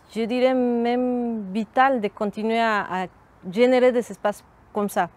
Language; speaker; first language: French; non-native, fluent; Spanish